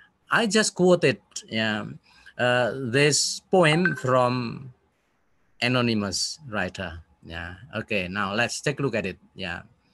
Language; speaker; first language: English; non-native, fluent; Indonesian